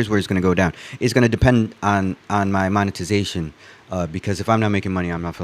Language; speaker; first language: English; native; English